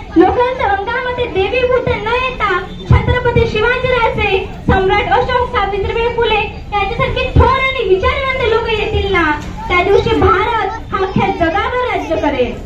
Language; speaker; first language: Marathi; native; Marathi